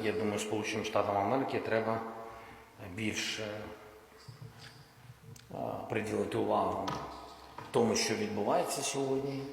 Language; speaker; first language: Ukrainian; non-native, local second language; Russian